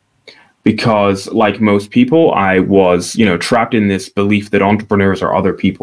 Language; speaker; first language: English; native; English